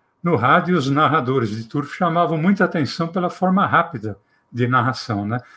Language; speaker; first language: Portuguese; native; Portuguese